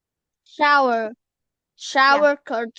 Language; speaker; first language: English; non-native, learner; Vietnamese